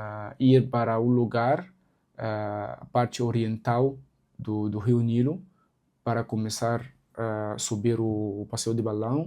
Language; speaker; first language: Portuguese; non-native, local second language; Arabic